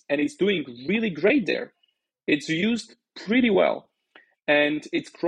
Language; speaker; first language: English; non-native, fluent; Slovak